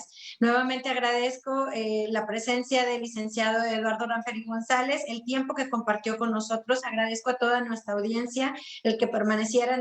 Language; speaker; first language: Spanish; native; Spanish